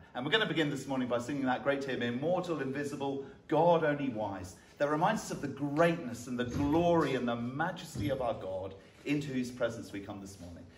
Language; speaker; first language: English; native; English